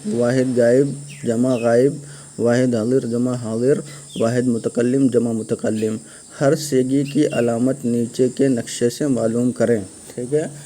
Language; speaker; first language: Urdu; native; Urdu